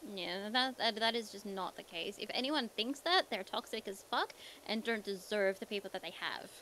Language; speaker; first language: English; native; English